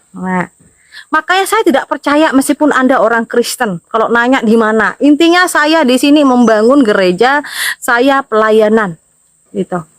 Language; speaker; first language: Indonesian; non-native, local second language; Madurese